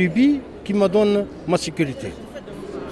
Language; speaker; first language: French; non-native, learner; Arabic